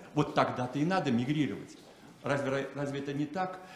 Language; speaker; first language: Russian; native; Russian